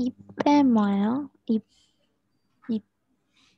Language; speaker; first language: Korean; non-native, learner; Spanish